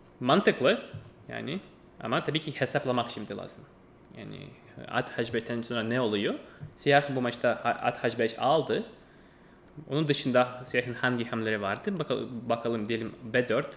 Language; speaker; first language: Turkish; non-native, fluent; Russian